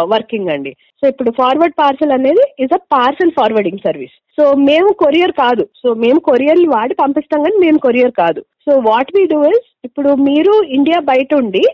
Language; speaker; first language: Telugu; native; Telugu